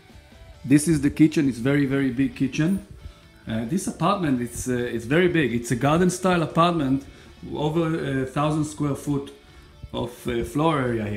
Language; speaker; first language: English; non-native, fluent; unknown